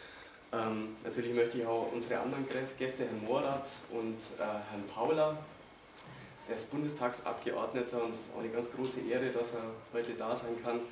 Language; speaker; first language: German; native; German